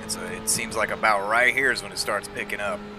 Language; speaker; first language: English; native; English